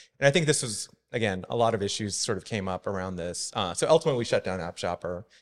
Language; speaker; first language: English; native; English